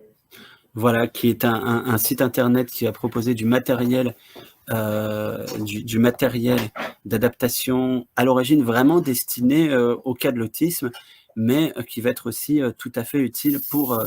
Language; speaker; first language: French; native; French